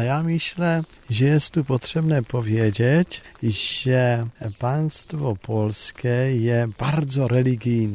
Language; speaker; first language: Polish; non-native, learner; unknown